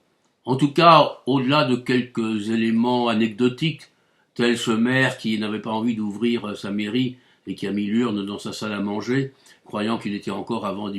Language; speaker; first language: French; native; French